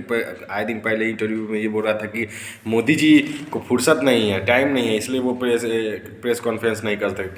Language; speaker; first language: Hindi; native; Hindi